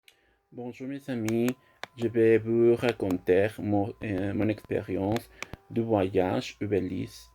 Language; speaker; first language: French; non-native, learner; Spanish